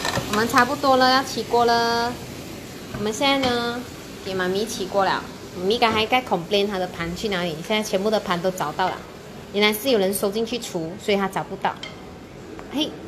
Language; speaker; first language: Chinese; native; Chinese